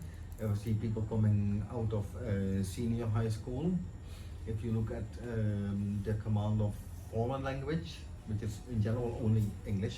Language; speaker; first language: English; non-native, fluent; Dutch